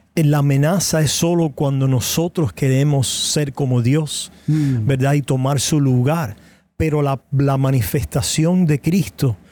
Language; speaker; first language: Spanish; native; Spanish